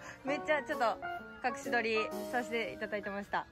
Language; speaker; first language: Japanese; native; Japanese